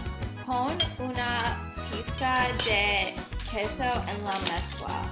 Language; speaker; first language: Spanish; non-native, learner; English